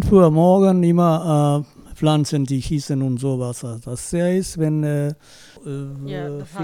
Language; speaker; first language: German; non-native, learner; Tamil